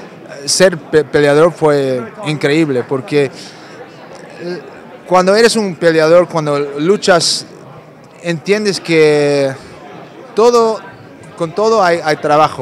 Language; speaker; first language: Spanish; non-native, fluent; English